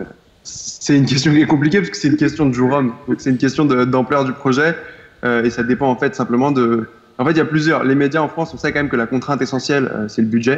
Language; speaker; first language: French; native; French